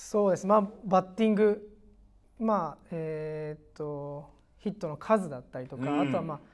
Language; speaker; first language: Japanese; native; Japanese